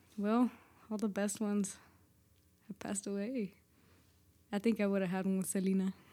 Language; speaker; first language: English; native; English